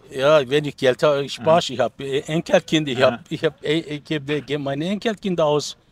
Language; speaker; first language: German; non-native, learner; Turkish